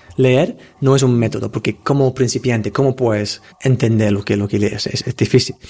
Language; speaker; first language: Spanish; non-native, fluent; English